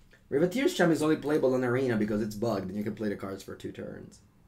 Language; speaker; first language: English; non-native, fluent; Italian